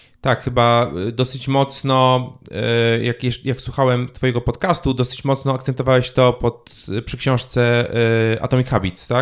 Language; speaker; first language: Polish; native; Polish